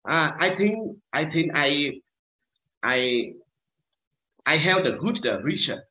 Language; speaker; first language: English; non-native, learner; Vietnamese